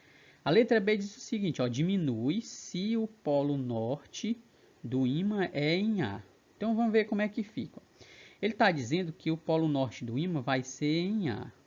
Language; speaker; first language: Portuguese; native; Portuguese